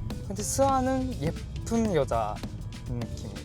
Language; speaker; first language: Korean; non-native, learner; Japanese